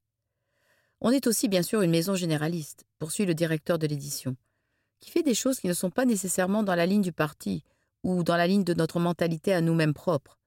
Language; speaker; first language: French; native; French